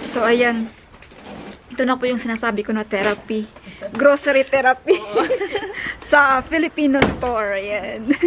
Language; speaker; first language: Filipino; non-native, local second language; Cebuano